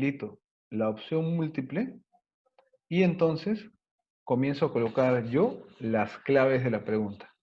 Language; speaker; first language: Spanish; native; Spanish